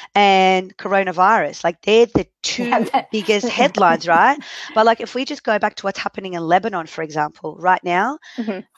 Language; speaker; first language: English; early bilingual, other home language; Arabic